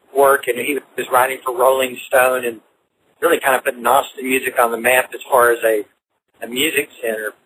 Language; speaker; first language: English; native; English